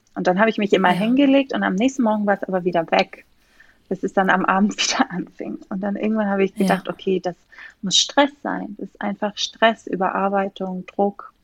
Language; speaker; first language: German; non-native, fluent; Greek